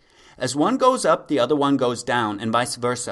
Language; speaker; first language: English; native; English